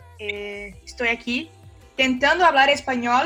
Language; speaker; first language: Spanish; non-native, learner; Portuguese